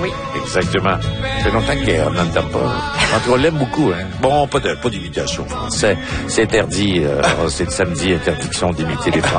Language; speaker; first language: French; native; French